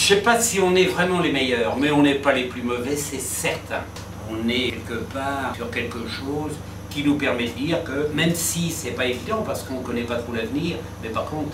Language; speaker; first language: French; native; French